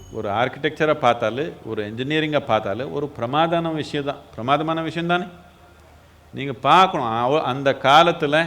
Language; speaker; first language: Tamil; non-native, local second language; Kannada